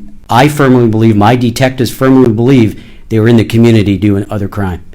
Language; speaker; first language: English; native; English